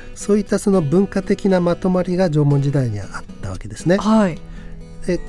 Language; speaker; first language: Japanese; native; Japanese